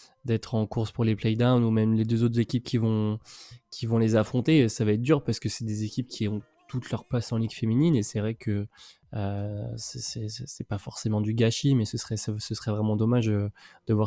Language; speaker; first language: French; native; French